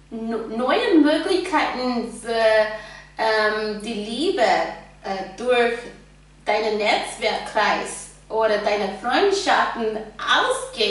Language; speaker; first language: German; non-native, fluent; English